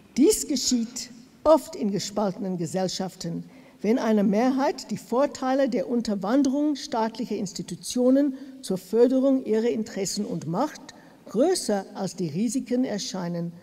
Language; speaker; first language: German; non-native, learner; English